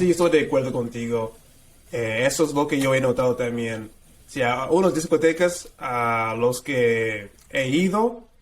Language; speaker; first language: Spanish; non-native, fluent; English